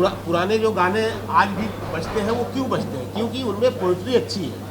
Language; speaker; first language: Hindi; native; Hindi